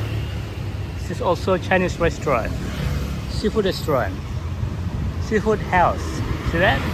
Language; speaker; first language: English; non-native, learner; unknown